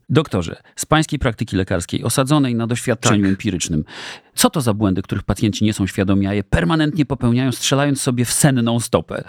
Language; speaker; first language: Polish; native; Polish